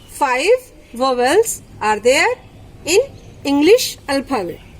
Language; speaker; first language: English; non-native, local second language; Hindi